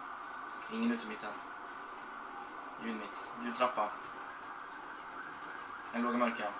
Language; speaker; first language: Swedish; native; Swedish